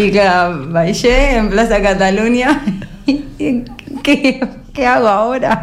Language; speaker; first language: Catalan; non-native, learner; Spanish